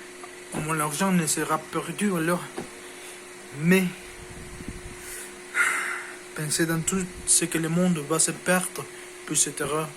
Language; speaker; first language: French; non-native, learner; Spanish